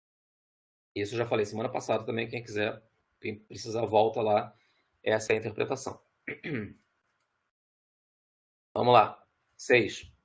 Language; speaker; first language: Portuguese; native; Portuguese